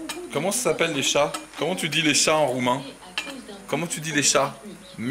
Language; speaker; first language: French; native; French